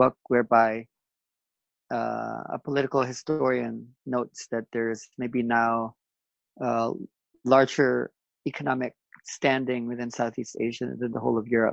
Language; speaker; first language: English; non-native, local second language; Filipino